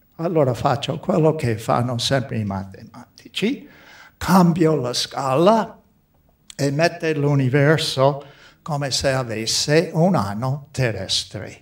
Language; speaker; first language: Italian; non-native, fluent; English